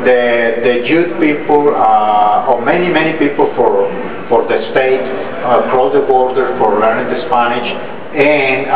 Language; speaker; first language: English; non-native, learner; Spanish